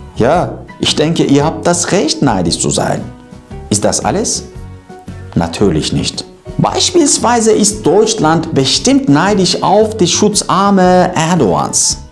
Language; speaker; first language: German; non-native, learner; Turkish